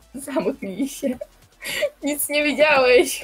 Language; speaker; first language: Polish; native; Polish